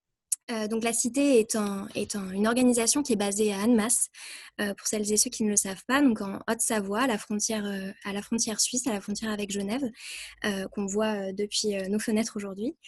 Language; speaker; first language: French; native; French